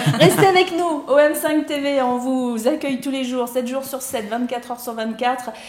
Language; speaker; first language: French; native; French